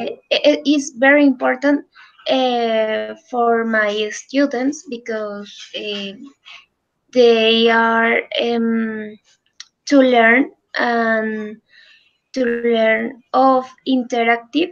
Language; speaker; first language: English; non-native, learner; Spanish